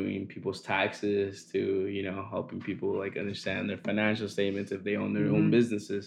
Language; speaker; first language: English; native; English